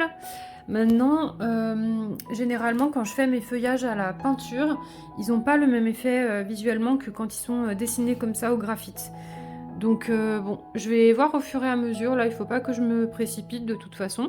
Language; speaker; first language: French; native; French